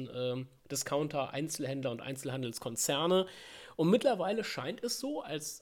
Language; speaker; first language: German; native; German